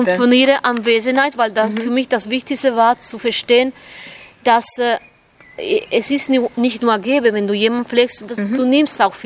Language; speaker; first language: German; non-native, fluent; Italian